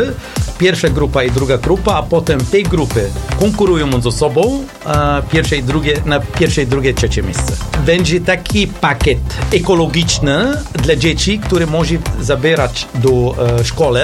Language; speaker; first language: Polish; non-native, learner; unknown